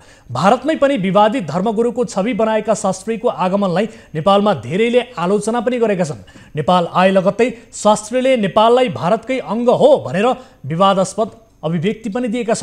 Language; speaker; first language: Nepali; native; Nepali